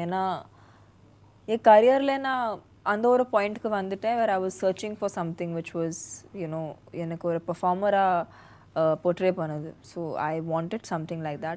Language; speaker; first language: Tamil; non-native, fluent; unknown